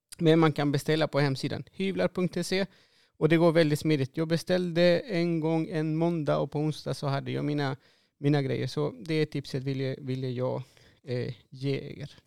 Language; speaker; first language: Swedish; non-native, fluent; Spanish